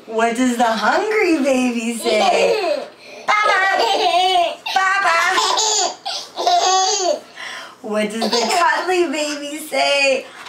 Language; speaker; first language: English; native; English